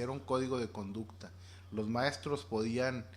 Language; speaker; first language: Spanish; native; Spanish